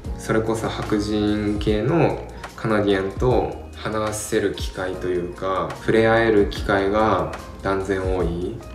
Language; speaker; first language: Japanese; native; Japanese